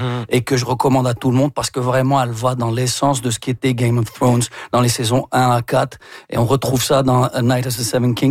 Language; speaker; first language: French; native; French